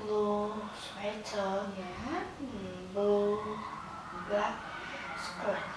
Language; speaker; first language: English; non-native, learner; Vietnamese